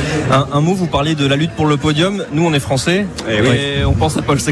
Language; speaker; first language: French; native; French